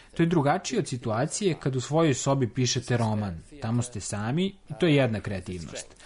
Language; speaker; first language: Serbian; native; Serbian